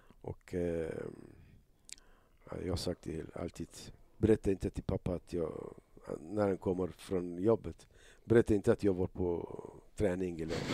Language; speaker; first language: Swedish; non-native, learner; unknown